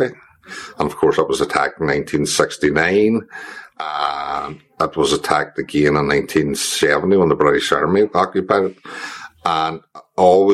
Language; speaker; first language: English; native; English